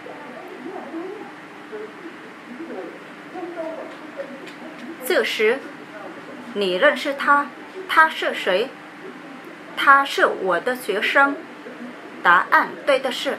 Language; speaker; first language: Chinese; non-native, learner; Vietnamese